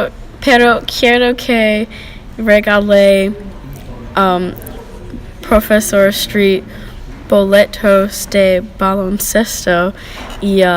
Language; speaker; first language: Spanish; non-native, learner; English